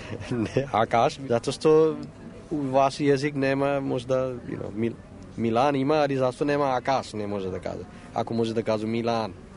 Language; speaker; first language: Croatian; non-native, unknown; Gujarati